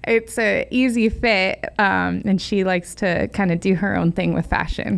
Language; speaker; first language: English; native; English